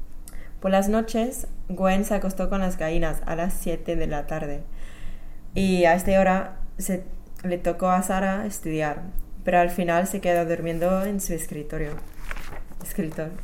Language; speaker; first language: Spanish; non-native, fluent; English